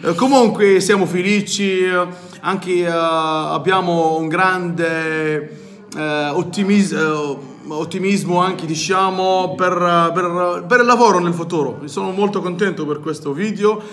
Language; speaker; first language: Italian; non-native, learner; Arabic